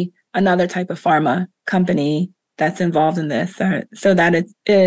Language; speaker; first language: English; native; English